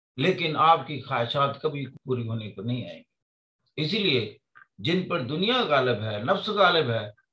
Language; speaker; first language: Urdu; non-native, local second language; Punjabi